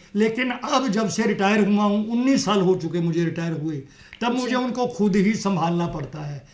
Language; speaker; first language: Hindi; non-native, local second language; Punjabi